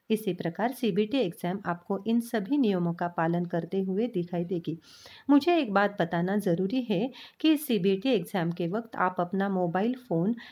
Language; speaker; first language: Hindi; non-native, local second language; Marathi